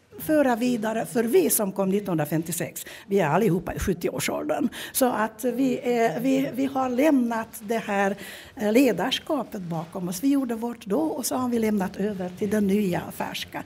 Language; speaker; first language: Swedish; non-native, fluent; Hungarian